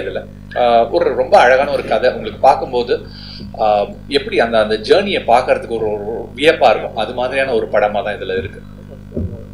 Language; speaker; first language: Tamil; native; Tamil